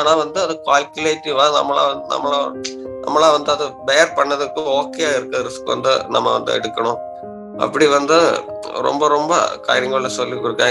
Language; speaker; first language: Tamil; non-native, learner; Malayalam